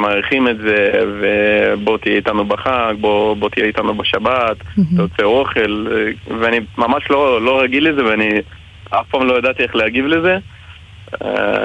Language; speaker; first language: Hebrew; non-native, fluent; Ukrainian